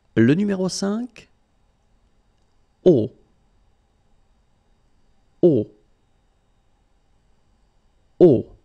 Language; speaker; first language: French; native; French